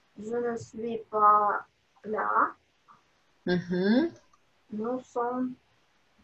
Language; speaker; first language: French; non-native, learner; Russian